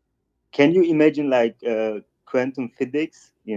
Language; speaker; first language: English; non-native, fluent; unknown